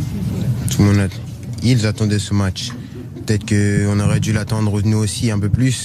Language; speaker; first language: French; native; French